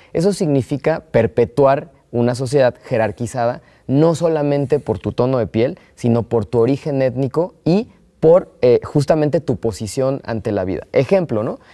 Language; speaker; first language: Spanish; native; Spanish